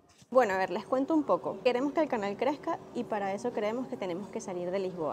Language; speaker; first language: Spanish; native; Spanish